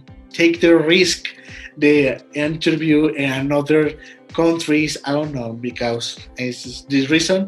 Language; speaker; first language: English; non-native, learner; Spanish